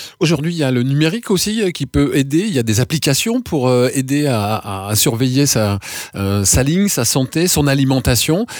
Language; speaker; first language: French; native; French